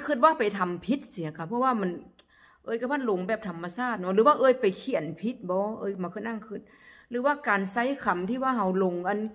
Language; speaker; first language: Northeastern Thai; non-native, local second language; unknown